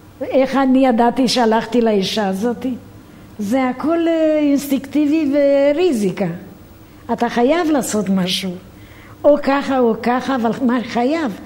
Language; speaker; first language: Hebrew; non-native, fluent; Romanian